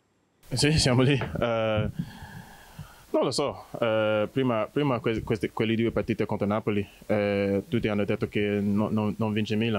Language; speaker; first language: Italian; non-native, fluent; English